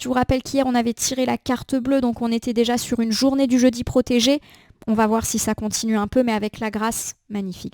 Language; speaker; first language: French; native; French